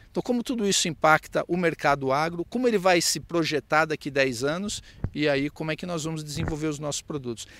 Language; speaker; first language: Portuguese; native; Portuguese